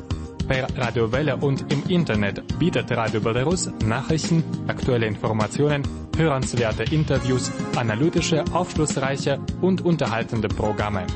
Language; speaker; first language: German; non-native, fluent; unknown